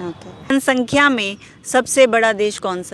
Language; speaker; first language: Hindi; native; Hindi